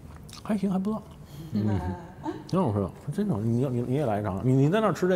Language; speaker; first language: Chinese; native; Chinese